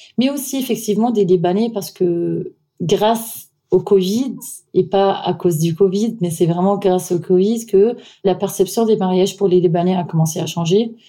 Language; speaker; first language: French; non-native, fluent; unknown